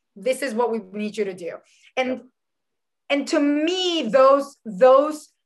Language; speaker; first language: English; early bilingual, other home language; Spanish